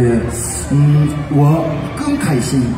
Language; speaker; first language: Chinese; non-native, learner; Korean